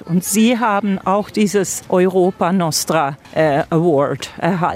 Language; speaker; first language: German; non-native, fluent; Swedish